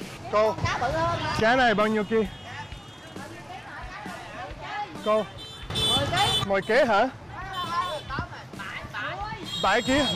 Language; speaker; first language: Vietnamese; non-native, learner; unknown